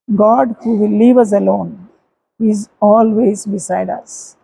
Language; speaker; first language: English; non-native, local second language; Telugu